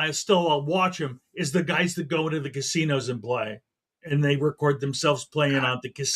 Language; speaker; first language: English; native; English